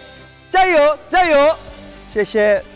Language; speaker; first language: Chinese; non-native, learner; Korean